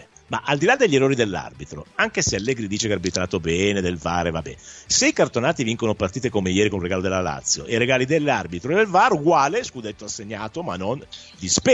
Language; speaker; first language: Italian; native; Italian